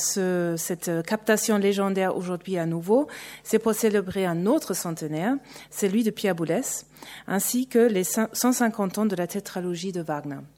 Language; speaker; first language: French; native; French